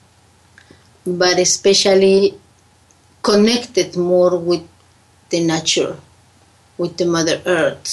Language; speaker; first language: English; non-native, fluent; Spanish